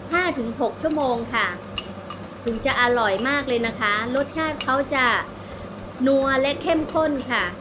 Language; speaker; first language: Thai; native; Thai